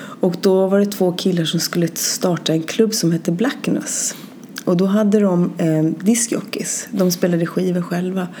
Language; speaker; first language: Swedish; early bilingual, other home language; Spanish